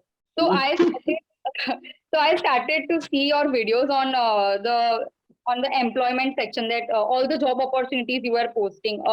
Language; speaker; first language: English; non-native, local second language; Gujarati